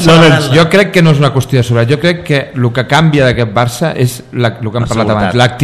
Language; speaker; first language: Catalan; native; Catalan